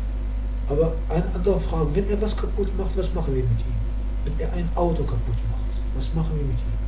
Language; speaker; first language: German; non-native, learner; Arabic